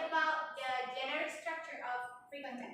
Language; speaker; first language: English; non-native, learner; Indonesian